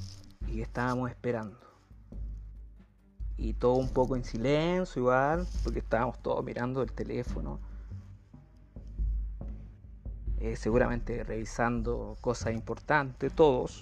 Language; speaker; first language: Spanish; native; Spanish